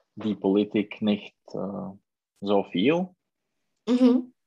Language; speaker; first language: German; non-native, fluent; Czech